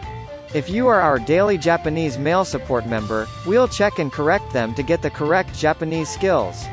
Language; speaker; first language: English; non-native, fluent; Japanese